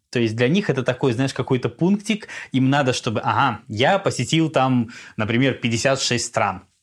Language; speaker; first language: Russian; native; Russian